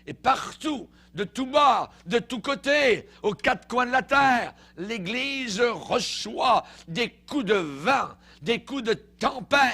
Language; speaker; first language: French; native; French